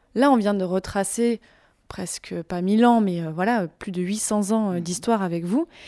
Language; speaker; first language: French; native; French